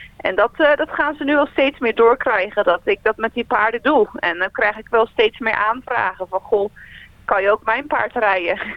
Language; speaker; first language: Dutch; native; Dutch